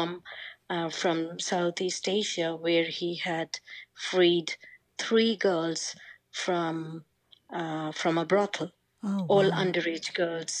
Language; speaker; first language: English; non-native, local second language; Bangla